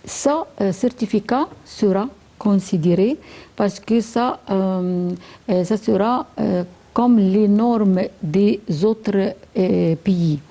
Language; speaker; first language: French; non-native, fluent; Arabic